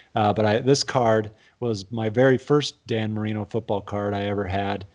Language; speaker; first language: English; native; English